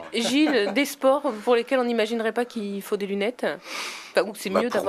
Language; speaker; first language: French; native; French